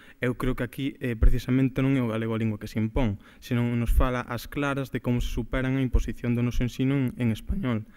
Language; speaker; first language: Galician; native; Galician